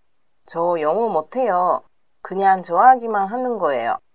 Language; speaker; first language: Korean; non-native, learner; Japanese